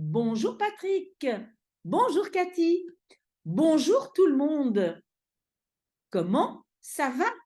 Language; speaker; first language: French; non-native, fluent; Dutch